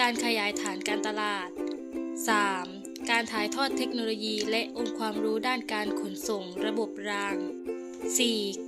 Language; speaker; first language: Thai; native; Thai